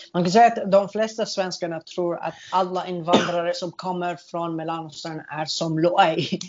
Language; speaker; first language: Swedish; non-native, fluent; Arabic